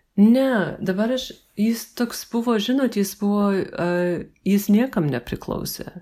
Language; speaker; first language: Lithuanian; early bilingual, heritage; English